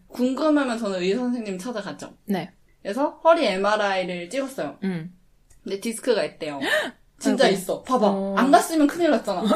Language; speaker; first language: Korean; early bilingual, heritage; Korean